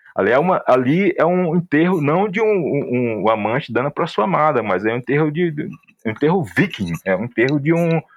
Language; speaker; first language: Portuguese; native; Portuguese